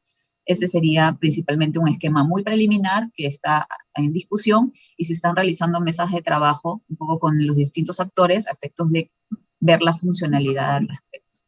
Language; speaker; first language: Spanish; native; Spanish